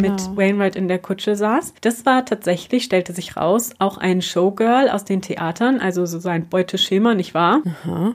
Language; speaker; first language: German; native; German